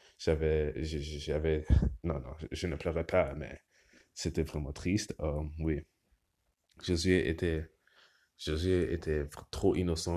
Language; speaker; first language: French; non-native, learner; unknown